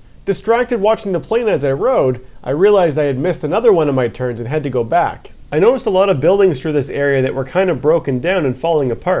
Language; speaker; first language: English; native; English